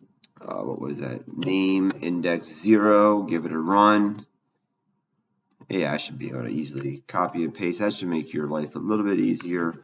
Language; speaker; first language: English; native; English